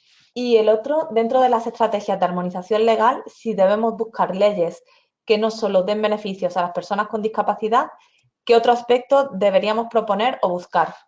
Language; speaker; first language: Spanish; native; Spanish